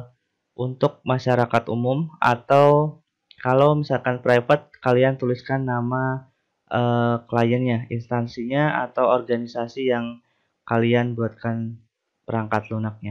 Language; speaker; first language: Indonesian; native; Indonesian